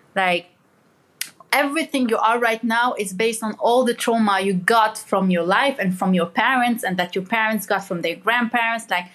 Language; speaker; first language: English; non-native, fluent; Arabic